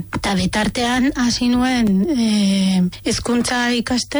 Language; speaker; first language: Basque; non-native, fluent; Arabic